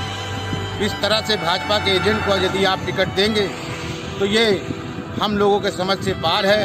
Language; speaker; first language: Hindi; native; Hindi